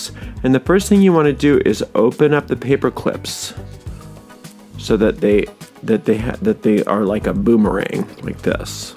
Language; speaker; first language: English; native; English